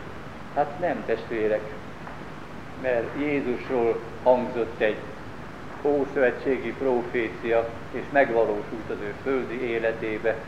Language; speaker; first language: Hungarian; native; Hungarian